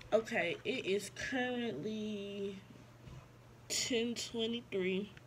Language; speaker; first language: English; native; English